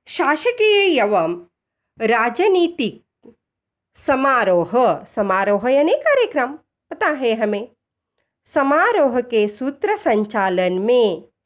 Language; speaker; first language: Hindi; non-native, local second language; Marathi